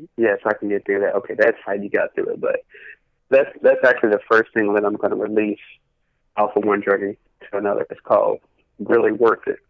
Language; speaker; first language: English; native; English